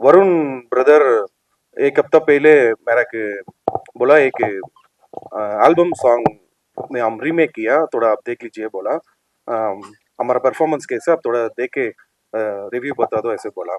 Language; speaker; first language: Hindi; non-native, local second language; Telugu